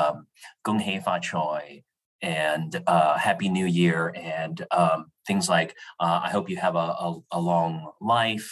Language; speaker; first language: English; native; English